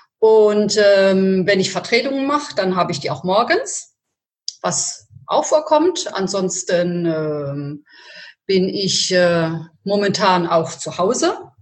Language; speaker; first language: German; early bilingual, other home language; Italian